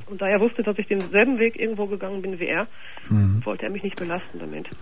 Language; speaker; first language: German; native; German